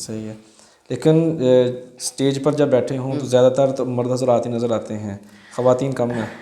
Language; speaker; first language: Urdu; non-native, local second language; Punjabi